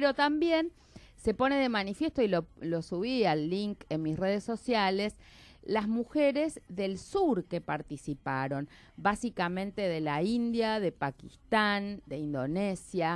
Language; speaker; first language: Spanish; native; Spanish